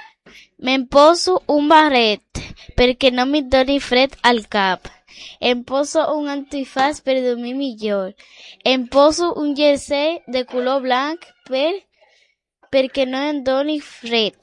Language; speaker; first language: Catalan; non-native, learner; Spanish